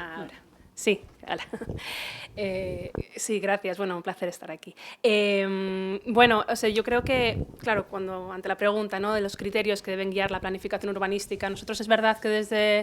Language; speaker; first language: Spanish; native; Spanish